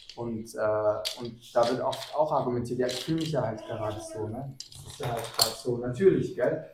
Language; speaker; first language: German; native; German